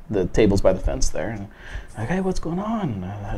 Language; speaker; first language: English; native; English